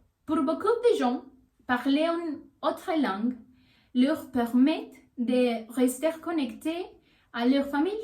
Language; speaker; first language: French; non-native, learner; Spanish